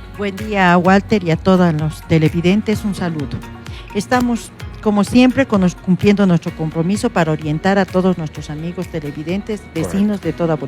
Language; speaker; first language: Spanish; native; Spanish